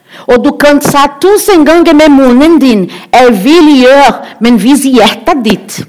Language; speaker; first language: Norwegian; non-native, learner; Portuguese